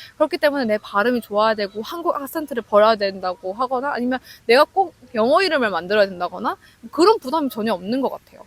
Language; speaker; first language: Korean; native; Korean